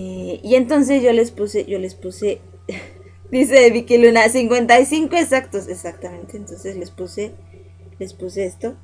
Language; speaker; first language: Spanish; native; Spanish